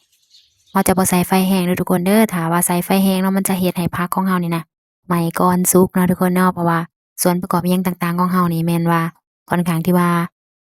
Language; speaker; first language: Thai; non-native, local second language; Lao